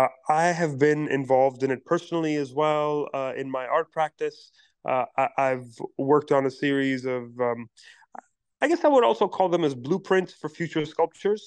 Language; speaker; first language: English; non-native, local second language; Pashto